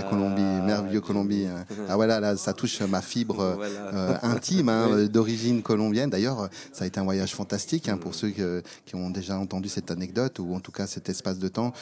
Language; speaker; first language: French; native; French